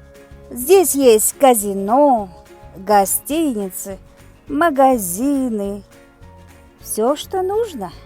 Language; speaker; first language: Russian; non-native, local second language; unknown